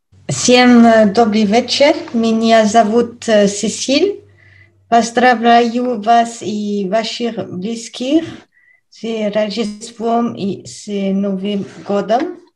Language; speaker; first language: Russian; non-native, learner; French